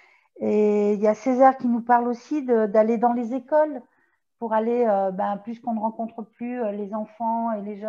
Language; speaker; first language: French; native; French